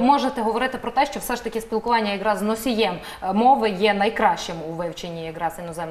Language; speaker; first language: Ukrainian; native; Ukrainian